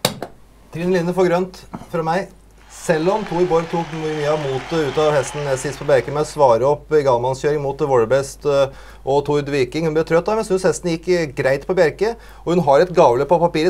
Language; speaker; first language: Norwegian; native; Norwegian